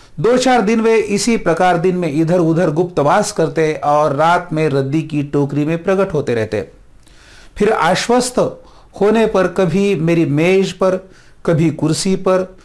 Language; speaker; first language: Hindi; non-native, local second language; Marathi